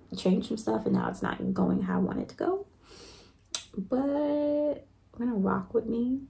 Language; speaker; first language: English; native; English